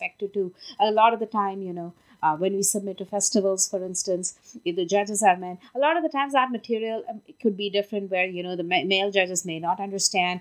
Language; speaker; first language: English; non-native, local second language; Tamil